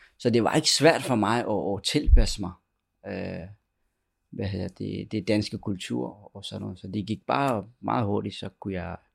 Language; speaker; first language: Danish; early bilingual, other home language; Persian